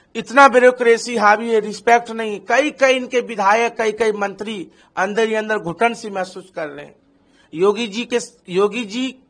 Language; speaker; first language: Hindi; native; Hindi